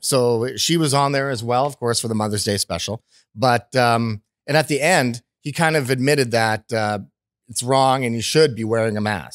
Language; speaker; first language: English; native; English